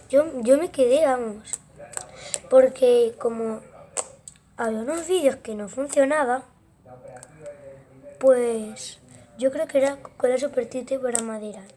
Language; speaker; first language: Spanish; native; Spanish